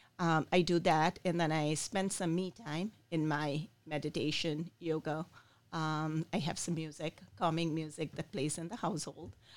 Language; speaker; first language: English; non-native, local second language; Bangla